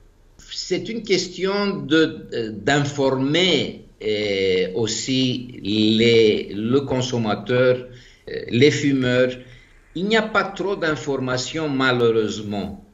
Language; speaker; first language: French; non-native, fluent; Greek